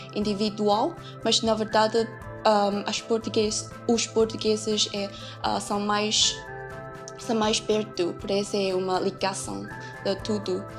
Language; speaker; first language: Portuguese; non-native, learner; Chinese